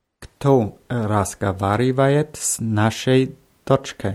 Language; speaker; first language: Russian; non-native, learner; German